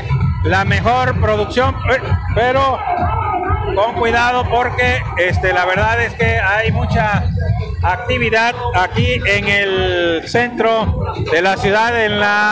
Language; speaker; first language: Spanish; native; Spanish